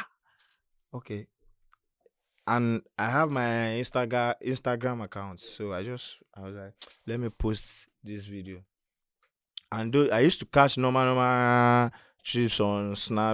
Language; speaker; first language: English; non-native, local second language; Yoruba